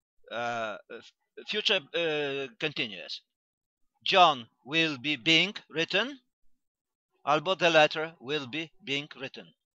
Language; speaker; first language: English; non-native, fluent; Polish